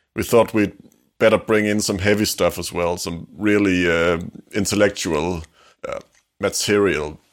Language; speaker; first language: English; non-native, fluent; Danish